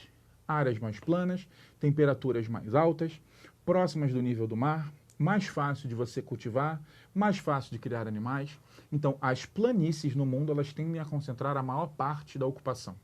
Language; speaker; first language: Portuguese; native; Portuguese